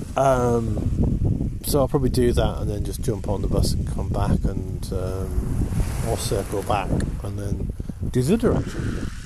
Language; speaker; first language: English; native; English